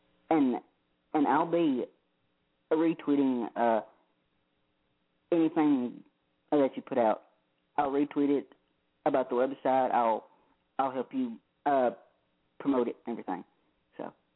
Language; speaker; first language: English; native; English